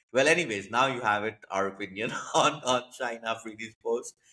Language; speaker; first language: English; non-native, local second language; Hindi